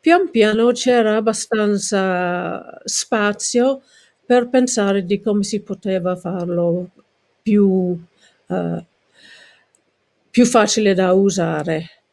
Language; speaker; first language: Italian; non-native, learner; English